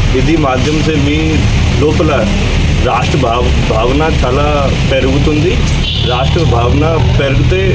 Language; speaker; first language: Telugu; non-native, learner; Hindi